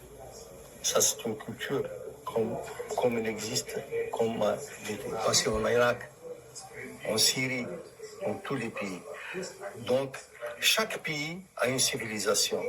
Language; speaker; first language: French; non-native, local second language; Arabic